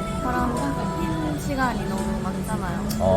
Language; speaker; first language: Korean; non-native, learner; Japanese